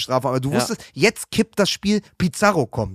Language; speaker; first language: German; native; German